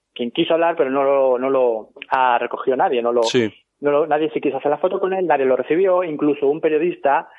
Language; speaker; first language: Spanish; native; Spanish